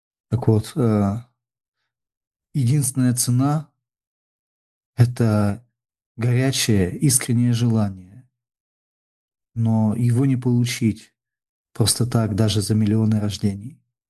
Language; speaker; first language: Russian; native; Russian